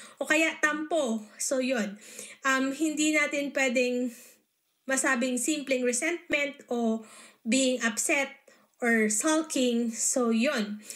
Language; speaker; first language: Filipino; native; Filipino